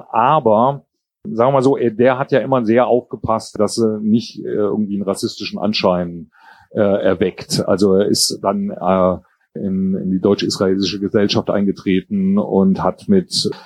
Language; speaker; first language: German; native; German